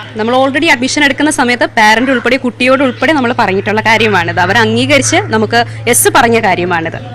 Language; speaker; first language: Malayalam; native; Malayalam